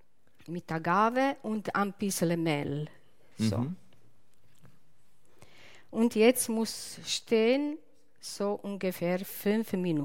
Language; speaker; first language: German; non-native, learner; Italian